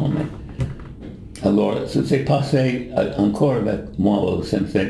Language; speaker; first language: French; non-native, fluent; English